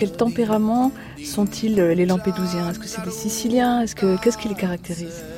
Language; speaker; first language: French; native; French